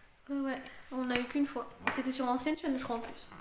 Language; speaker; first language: French; native; French